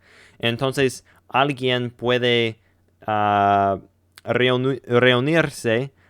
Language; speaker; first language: Spanish; non-native, learner; English